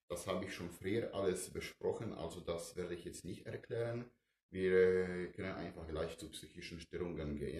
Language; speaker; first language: German; non-native, fluent; Polish